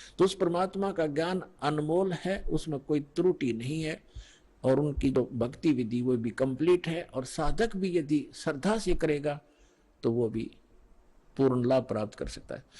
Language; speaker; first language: Hindi; native; Hindi